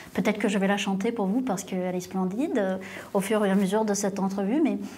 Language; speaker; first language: French; non-native, fluent; English